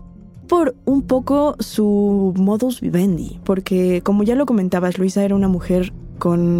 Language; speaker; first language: Spanish; native; Spanish